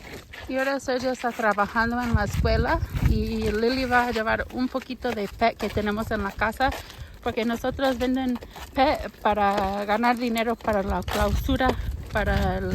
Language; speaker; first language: Spanish; non-native, learner; English